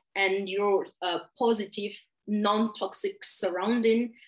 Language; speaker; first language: English; non-native, fluent; Malagasy